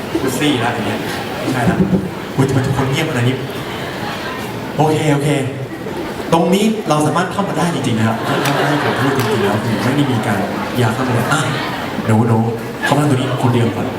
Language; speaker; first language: Thai; native; Thai